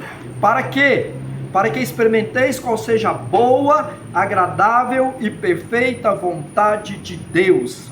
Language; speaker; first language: Portuguese; native; Portuguese